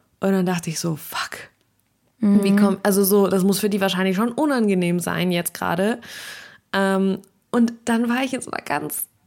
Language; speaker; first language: German; early bilingual, other home language; Russian